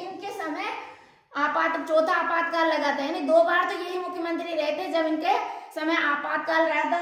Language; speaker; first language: Hindi; native; Hindi